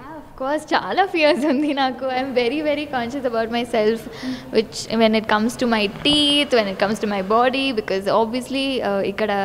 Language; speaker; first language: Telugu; non-native, learner; Tamil